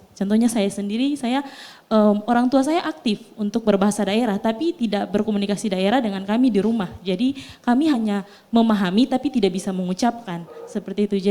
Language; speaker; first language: Indonesian; native; Indonesian